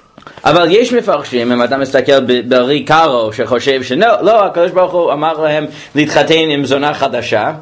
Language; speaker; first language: Hebrew; non-native, fluent; English